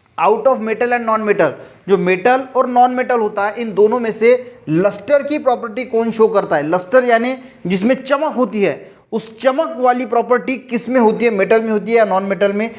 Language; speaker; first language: Hindi; non-native, local second language; Marathi